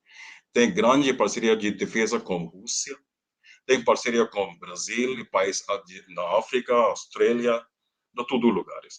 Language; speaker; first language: Portuguese; non-native, learner; Hindi